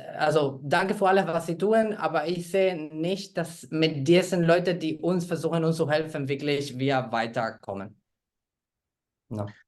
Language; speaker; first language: German; non-native, fluent; Spanish